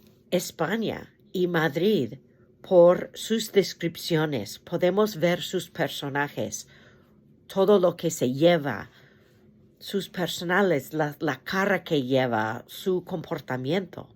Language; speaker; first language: Spanish; non-native, fluent; English